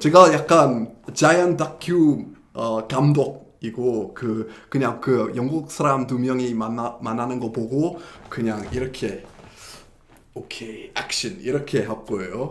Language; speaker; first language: Korean; non-native, fluent; English